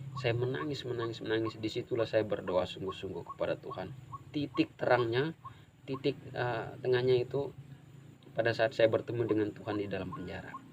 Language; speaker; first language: Indonesian; non-native, local second language; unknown